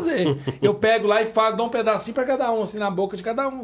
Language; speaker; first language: Portuguese; native; Portuguese